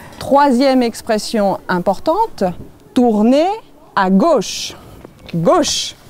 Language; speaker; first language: French; native; French